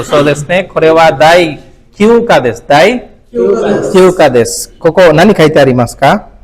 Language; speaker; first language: Japanese; non-native, fluent; Bangla